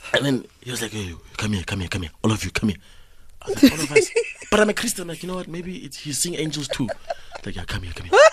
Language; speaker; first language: English; non-native, local second language; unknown